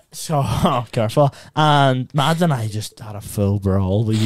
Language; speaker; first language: English; native; English